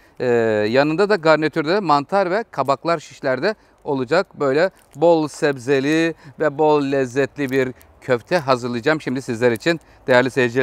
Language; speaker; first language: Turkish; native; Turkish